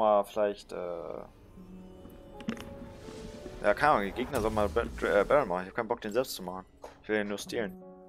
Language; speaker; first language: German; native; German